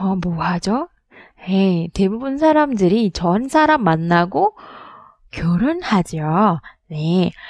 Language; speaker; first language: Korean; non-native, learner; Indonesian